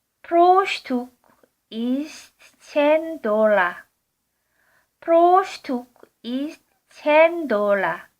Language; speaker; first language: German; non-native, learner; Korean